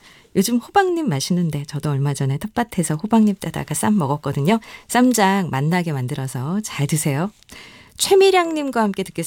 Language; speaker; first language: Korean; native; Korean